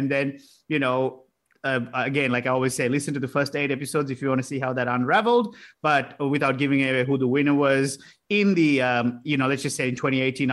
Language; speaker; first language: English; non-native, local second language; Sinhala